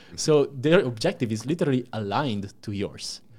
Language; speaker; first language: English; non-native, fluent; Italian